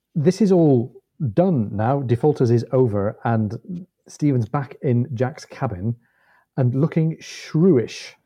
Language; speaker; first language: English; native; English